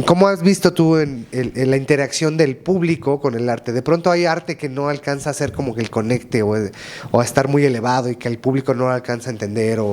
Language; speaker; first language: Spanish; native; Spanish